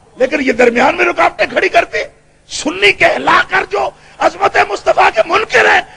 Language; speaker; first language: Urdu; non-native, local second language; Punjabi